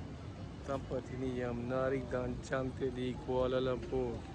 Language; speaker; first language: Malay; non-native, learner; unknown